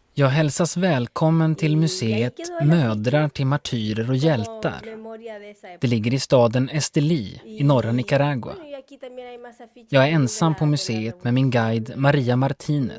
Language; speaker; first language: Swedish; native; Swedish